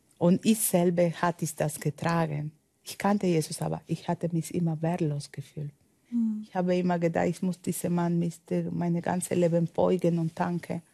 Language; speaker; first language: German; non-native, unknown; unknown